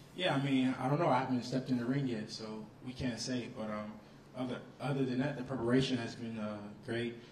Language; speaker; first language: English; native; English